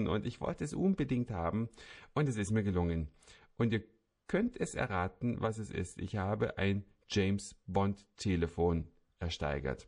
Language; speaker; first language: German; native; German